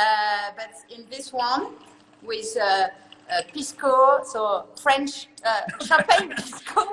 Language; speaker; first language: English; non-native, learner; French